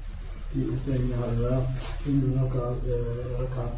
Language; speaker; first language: Arabic; non-native, learner; French